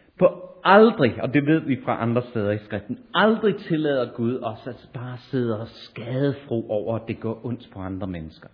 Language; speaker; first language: Danish; non-native, fluent; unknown